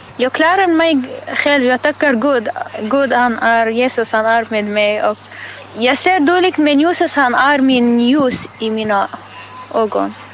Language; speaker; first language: Swedish; non-native, learner; Arabic